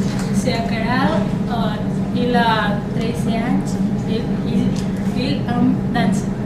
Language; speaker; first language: French; non-native, learner; Catalan